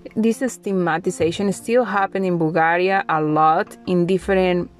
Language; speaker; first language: English; non-native, fluent; Spanish